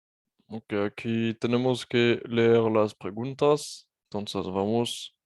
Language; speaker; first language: Spanish; non-native, fluent; French